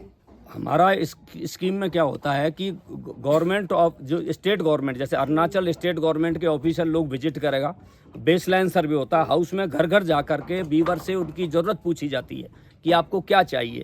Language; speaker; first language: Hindi; native; Hindi